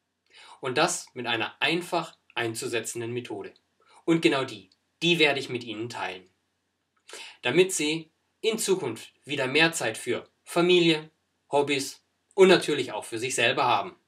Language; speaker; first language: German; native; German